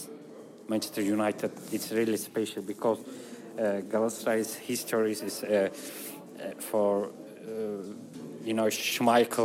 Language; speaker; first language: English; non-native, learner; Turkish